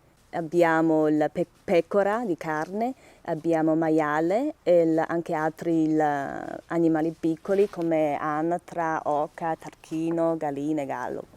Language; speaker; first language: Italian; non-native, learner; Chinese